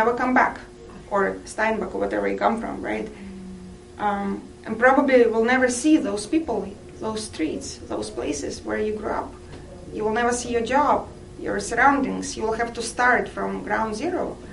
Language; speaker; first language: English; non-native, fluent; Russian